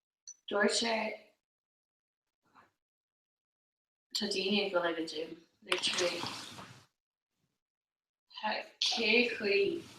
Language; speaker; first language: Irish; non-native, local second language; English